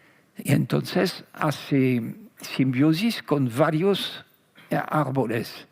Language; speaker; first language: Spanish; non-native, fluent; French